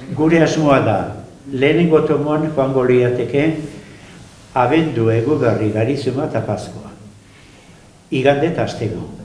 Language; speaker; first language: Basque; native; Basque